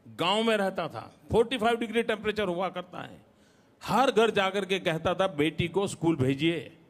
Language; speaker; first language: Hindi; non-native, local second language; Gujarati